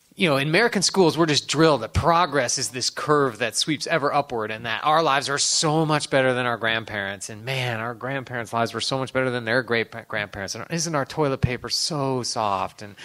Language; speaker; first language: English; native; English